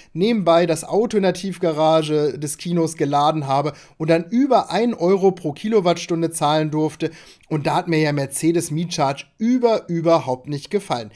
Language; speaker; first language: German; native; German